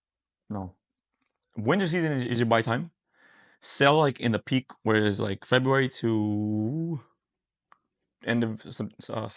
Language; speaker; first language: English; native; English